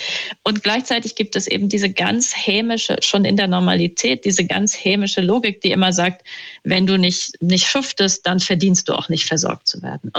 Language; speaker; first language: German; native; German